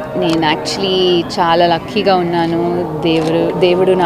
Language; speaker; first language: Telugu; non-native, learner; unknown